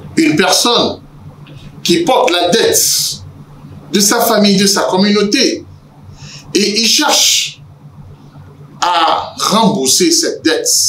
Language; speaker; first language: French; non-native, local second language; Yoruba